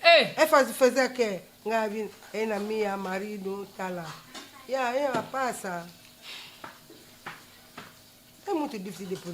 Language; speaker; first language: Portuguese; non-native, learner; Lingala